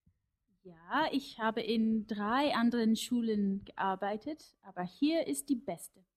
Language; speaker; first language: German; non-native, fluent; English